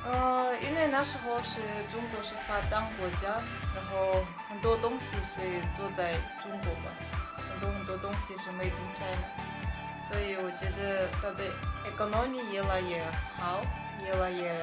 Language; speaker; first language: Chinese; non-native, learner; Russian